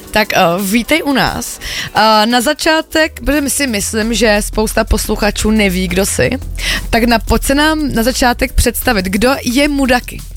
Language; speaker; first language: Czech; native; Czech